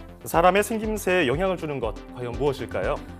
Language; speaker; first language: Korean; native; Korean